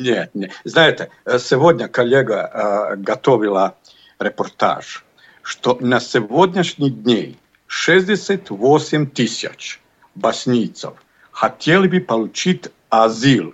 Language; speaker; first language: Russian; non-native, learner; Bosnian